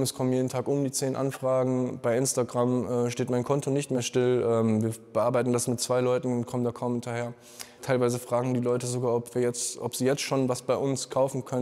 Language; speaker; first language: German; native; German